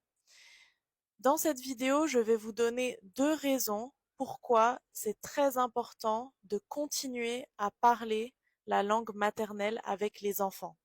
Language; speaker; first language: French; native; French